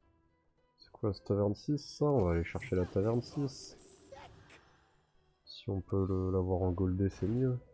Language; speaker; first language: French; native; French